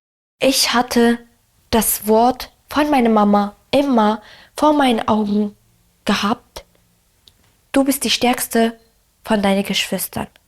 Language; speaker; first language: German; early bilingual, other home language; Arabic